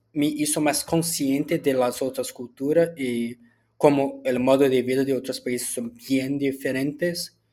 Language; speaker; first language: Spanish; early bilingual, other home language; Portuguese